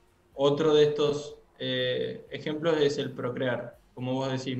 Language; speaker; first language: Spanish; native; Spanish